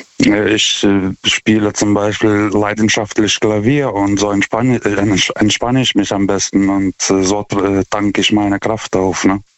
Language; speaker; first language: German; non-native, fluent; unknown